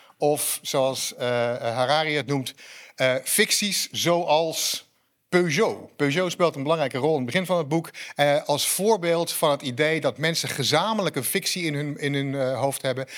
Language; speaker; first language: Dutch; native; Dutch